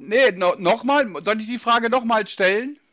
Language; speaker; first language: German; native; German